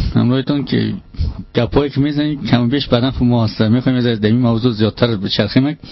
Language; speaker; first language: Persian; native; Persian